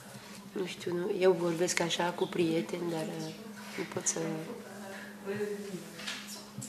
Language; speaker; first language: Romanian; non-native, learner; French